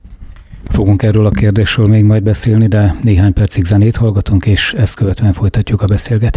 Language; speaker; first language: Hungarian; native; Hungarian